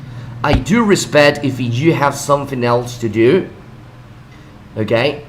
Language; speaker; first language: English; non-native, fluent; Spanish